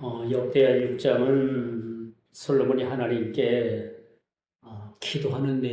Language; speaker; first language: Korean; native; Korean